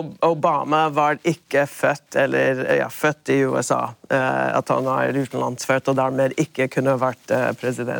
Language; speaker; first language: Norwegian; non-native, fluent; English